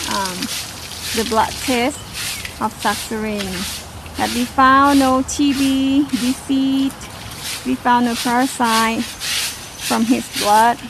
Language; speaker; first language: English; non-native, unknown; Thai